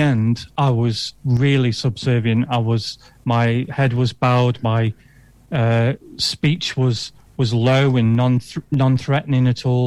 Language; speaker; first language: English; native; English